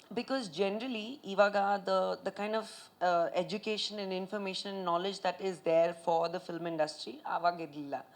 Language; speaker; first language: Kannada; non-native, local second language; Punjabi